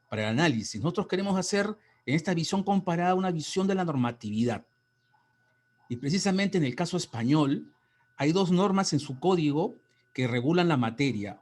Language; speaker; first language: Spanish; native; Spanish